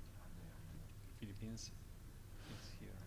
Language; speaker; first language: English; non-native, fluent; Spanish